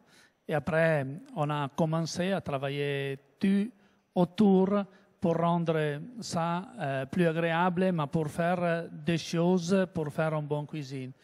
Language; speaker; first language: French; non-native, learner; Italian